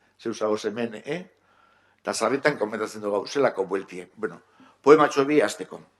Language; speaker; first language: Basque; native; Basque